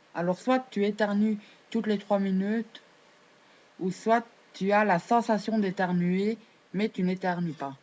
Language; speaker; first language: French; native; French